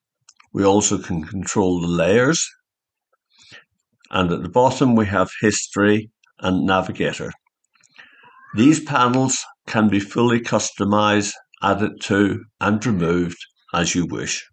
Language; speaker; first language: English; native; English